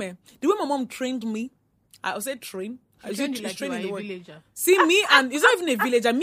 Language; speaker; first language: English; non-native, local second language; Igbo